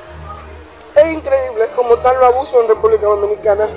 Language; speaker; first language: Spanish; native; Spanish